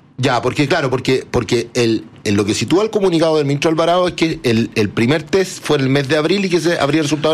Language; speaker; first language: Spanish; native; Spanish